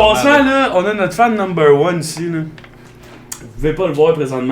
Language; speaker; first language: French; native; French